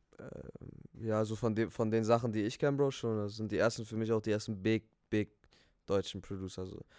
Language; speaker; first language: German; early bilingual, other home language; Spanish